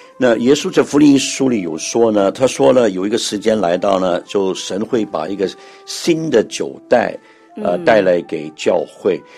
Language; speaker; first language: Chinese; non-native, local second language; Cantonese